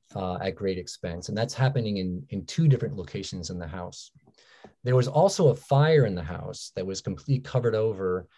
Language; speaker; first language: English; native; English